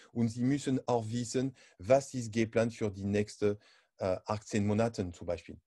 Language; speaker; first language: German; non-native, learner; French